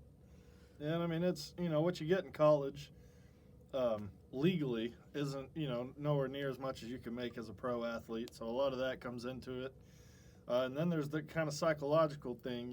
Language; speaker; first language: English; native; English